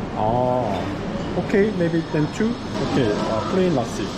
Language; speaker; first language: English; non-native, fluent; Finnish